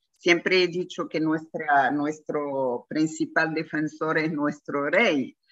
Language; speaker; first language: Spanish; non-native, fluent; Arabic